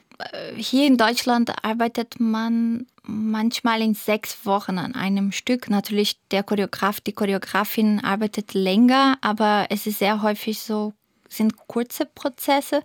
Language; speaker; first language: German; non-native, fluent; Portuguese